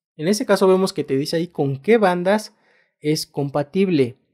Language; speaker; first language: Spanish; native; Spanish